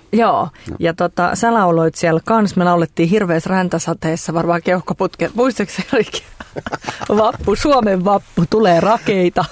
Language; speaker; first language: Finnish; native; Finnish